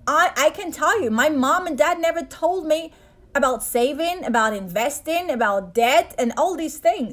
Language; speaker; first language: English; native; English